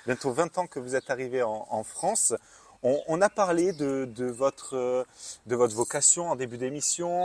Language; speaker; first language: French; native; French